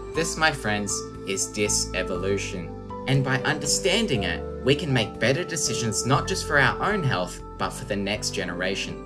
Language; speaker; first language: English; native; English